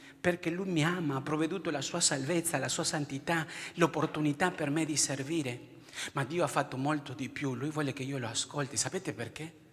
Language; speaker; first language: Italian; non-native, fluent; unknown